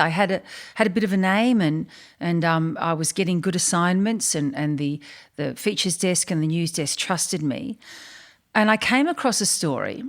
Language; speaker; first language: English; native; English